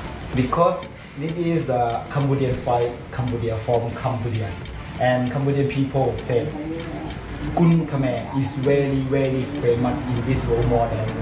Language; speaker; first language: English; non-native, learner; Thai